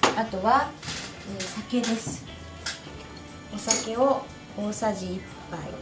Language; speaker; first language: Japanese; native; Japanese